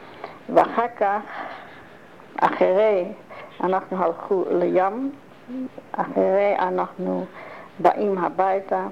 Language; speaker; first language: Hebrew; non-native, learner; Dutch